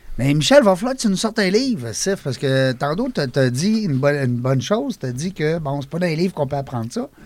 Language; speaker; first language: French; native; French